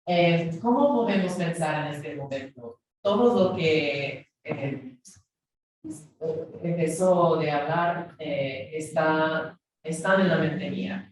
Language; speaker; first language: Spanish; non-native, fluent; English